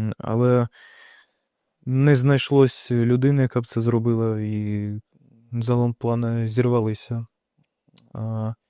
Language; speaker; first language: Ukrainian; non-native, local second language; Russian